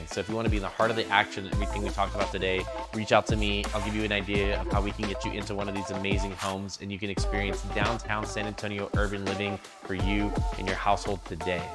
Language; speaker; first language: English; native; English